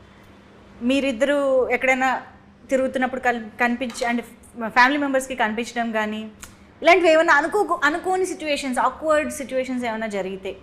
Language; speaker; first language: Telugu; native; Telugu